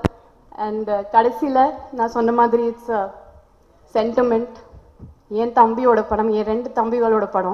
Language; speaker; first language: Tamil; non-native, local second language; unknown